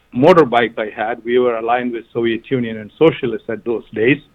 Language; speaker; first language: English; non-native, local second language; Malayalam